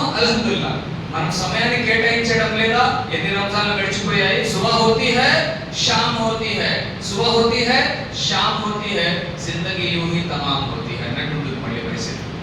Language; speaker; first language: Telugu; non-native, local second language; Urdu